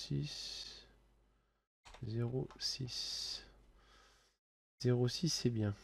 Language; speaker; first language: French; native; French